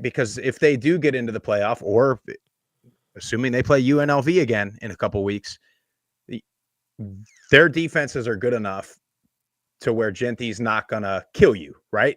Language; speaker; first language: English; native; English